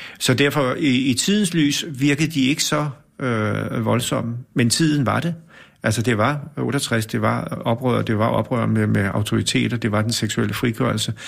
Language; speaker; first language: Danish; native; Danish